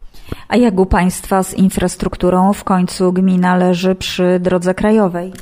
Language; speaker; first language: Polish; native; Polish